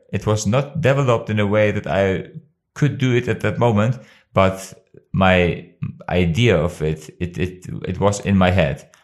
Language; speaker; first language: English; non-native, fluent; Albanian